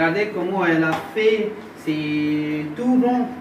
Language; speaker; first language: French; non-native, fluent; Hindi